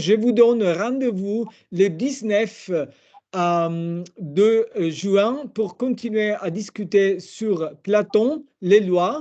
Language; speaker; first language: French; non-native, fluent; Italian